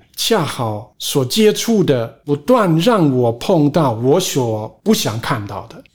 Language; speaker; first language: Chinese; non-native, fluent; German